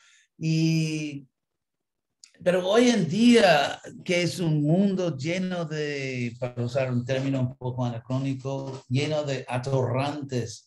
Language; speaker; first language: Spanish; non-native, fluent; English